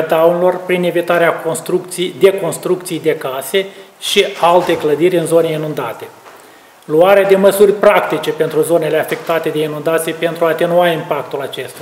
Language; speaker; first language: Romanian; native; Romanian